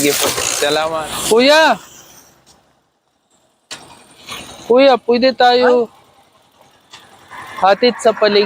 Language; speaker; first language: Filipino; non-native, learner; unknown